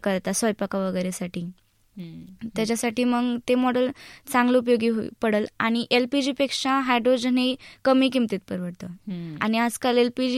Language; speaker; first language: Marathi; native; Marathi